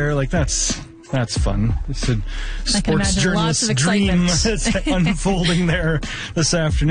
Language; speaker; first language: English; native; English